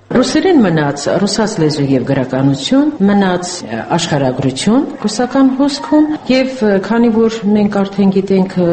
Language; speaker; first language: Armenian; non-native, local second language; Assyrian Neo-Aramaic